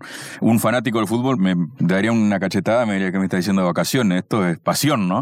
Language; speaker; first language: Spanish; native; Spanish